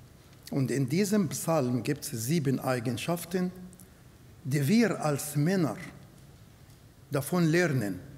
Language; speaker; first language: German; non-native, fluent; Arabic